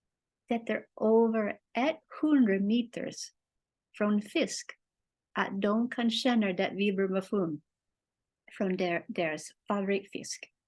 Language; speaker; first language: Swedish; non-native, learner; English